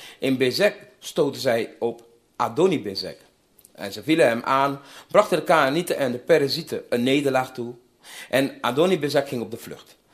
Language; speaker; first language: Dutch; non-native, fluent; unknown